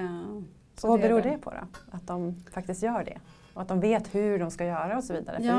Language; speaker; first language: Swedish; native; Swedish